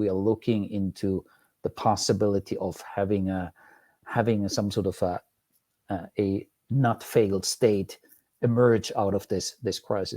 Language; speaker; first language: English; non-native, fluent; Finnish